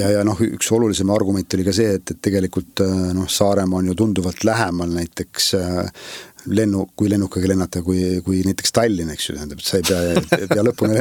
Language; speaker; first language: Estonian; native; Estonian